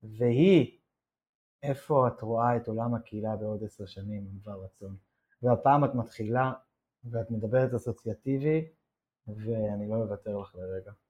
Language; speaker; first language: Hebrew; native; Hebrew